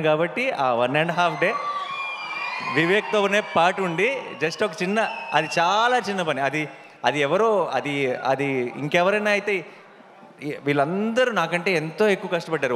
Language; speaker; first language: Telugu; native; Telugu